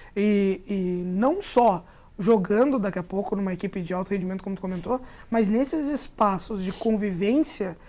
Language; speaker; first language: Portuguese; native; Portuguese